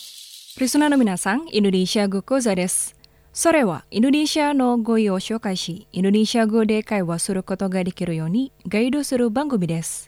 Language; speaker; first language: Japanese; non-native, fluent; Indonesian